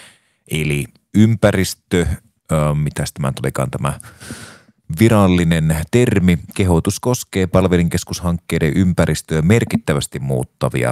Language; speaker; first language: Finnish; native; Finnish